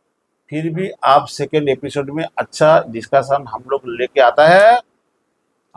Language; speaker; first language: Hindi; non-native, local second language; Bangla